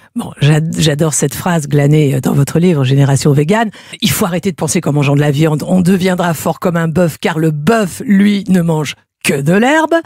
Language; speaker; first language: French; native; French